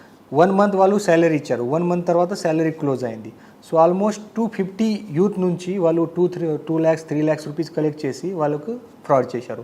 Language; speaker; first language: Telugu; non-native, learner; Marathi